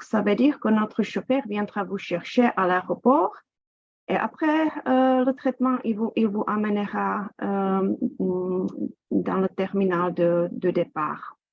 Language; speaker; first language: French; non-native, fluent; Czech